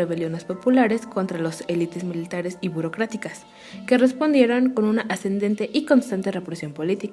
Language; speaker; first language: Spanish; native; Spanish